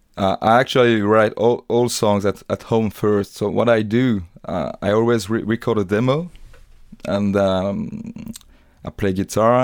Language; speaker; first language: English; non-native, fluent; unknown